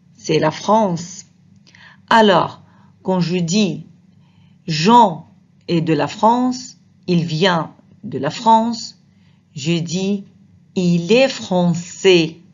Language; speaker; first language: French; non-native, fluent; Arabic